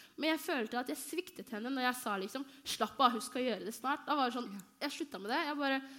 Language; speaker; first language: Norwegian; early bilingual, other home language; Somali